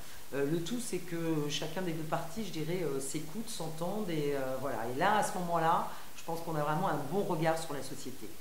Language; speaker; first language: French; native; French